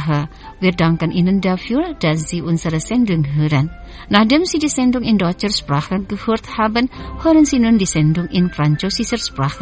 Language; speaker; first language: German; non-native, fluent; Indonesian